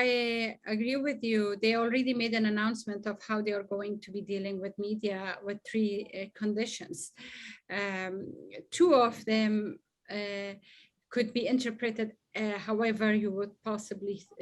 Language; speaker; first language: English; non-native, fluent; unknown